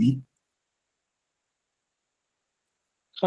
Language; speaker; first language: German; non-native, learner; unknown